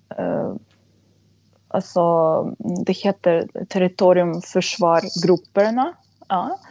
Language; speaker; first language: Swedish; non-native, fluent; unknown